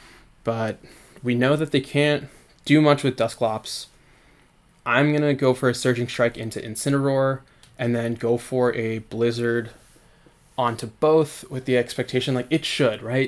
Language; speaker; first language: English; native; English